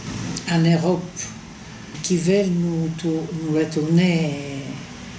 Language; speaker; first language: French; non-native, fluent; Greek